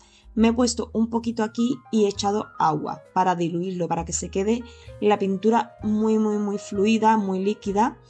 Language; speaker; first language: Spanish; native; Spanish